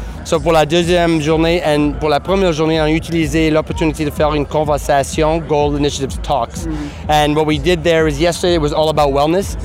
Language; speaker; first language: English; native; English